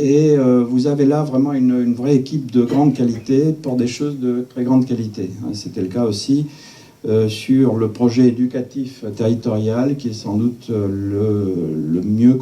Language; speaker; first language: French; native; French